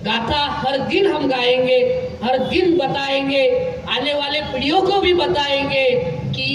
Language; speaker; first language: Hindi; non-native, local second language; Marathi